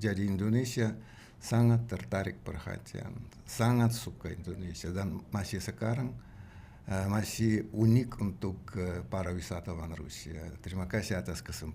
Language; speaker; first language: Indonesian; non-native, learner; Russian